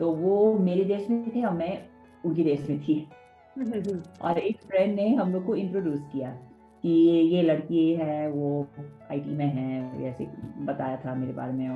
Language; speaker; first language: Hindi; non-native, fluent; English